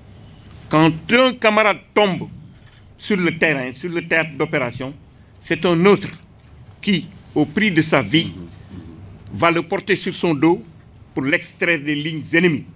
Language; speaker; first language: French; non-native, local second language; Wolof